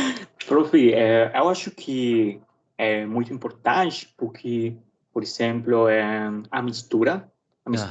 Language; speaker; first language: Portuguese; non-native, learner; Spanish